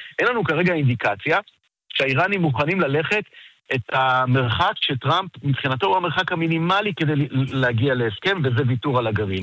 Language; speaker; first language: Hebrew; native; Hebrew